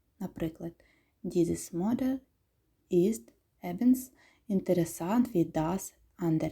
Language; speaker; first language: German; non-native, fluent; Ukrainian